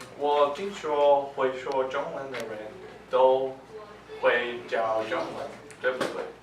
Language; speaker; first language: Chinese; non-native, learner; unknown